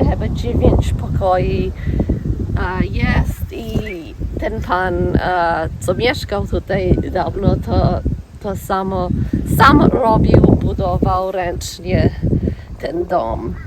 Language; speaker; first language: Polish; early bilingual, heritage; English